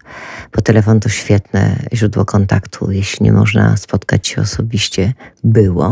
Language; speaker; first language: Polish; native; Polish